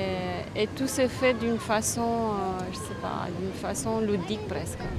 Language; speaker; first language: French; non-native, fluent; Romanian